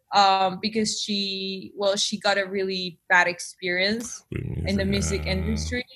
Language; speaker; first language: English; non-native, fluent; Spanish